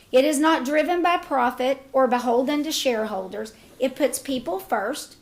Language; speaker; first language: English; native; English